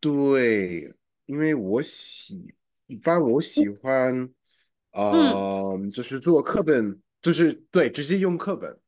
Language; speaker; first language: Chinese; non-native, fluent; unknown